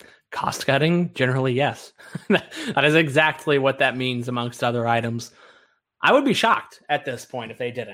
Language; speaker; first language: English; native; English